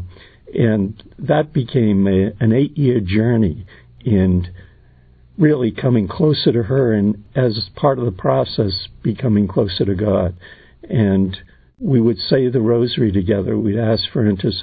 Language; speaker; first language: English; native; English